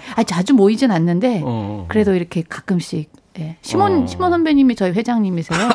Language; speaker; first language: Korean; native; Korean